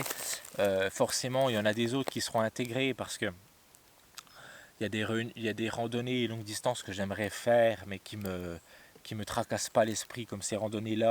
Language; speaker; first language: French; native; French